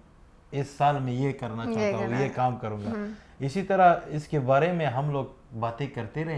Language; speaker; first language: Hindi; non-native, fluent; Pashto